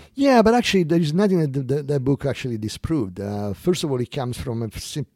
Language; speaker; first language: English; non-native, fluent; Italian